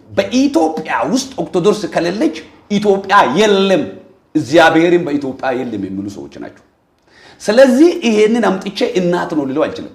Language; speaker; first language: Amharic; non-native, local second language; Oromo